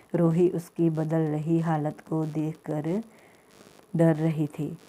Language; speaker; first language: Hindi; non-native, local second language; Punjabi